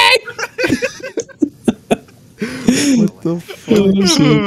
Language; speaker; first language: English; native; English